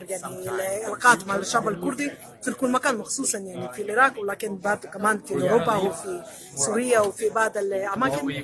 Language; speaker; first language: Arabic; non-native, learner; Hebrew